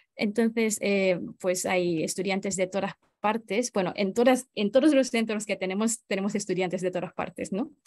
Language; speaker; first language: Spanish; non-native, fluent; Japanese